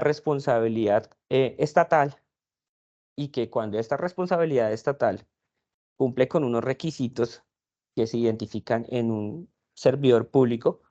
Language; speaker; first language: Spanish; native; Spanish